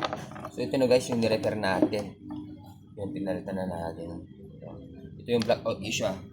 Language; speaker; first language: Filipino; native; Filipino